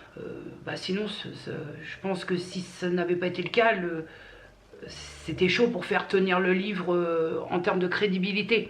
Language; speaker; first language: French; native; French